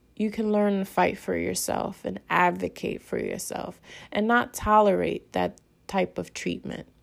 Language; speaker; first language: English; early bilingual, other home language; Spanish